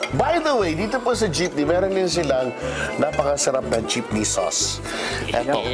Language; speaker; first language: Filipino; non-native, local second language; Pampanga